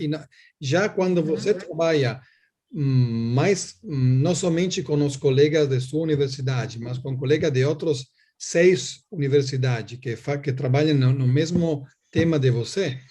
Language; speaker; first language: Portuguese; non-native, learner; Italian